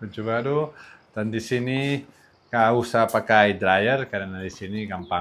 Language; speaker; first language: Indonesian; non-native, learner; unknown